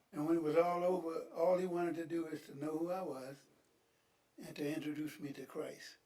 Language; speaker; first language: English; native; English